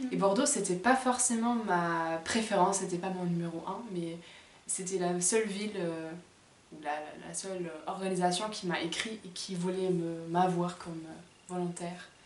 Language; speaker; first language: French; non-native, fluent; German